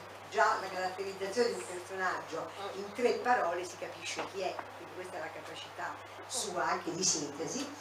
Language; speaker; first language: Italian; native; Italian